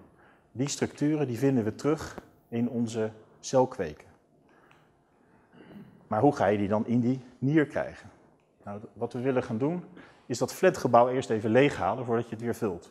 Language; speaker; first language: Dutch; native; Dutch